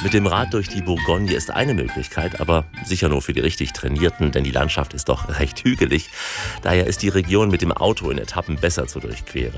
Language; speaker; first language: German; native; German